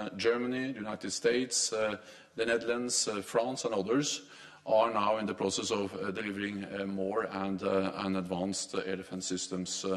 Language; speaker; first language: English; non-native, fluent; Norwegian